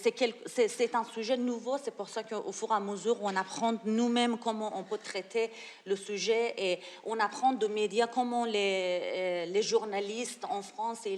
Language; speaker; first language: French; non-native, learner; Persian